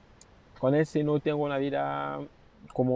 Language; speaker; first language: Spanish; non-native, fluent; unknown